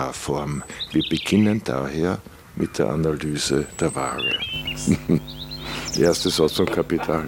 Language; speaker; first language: German; native; German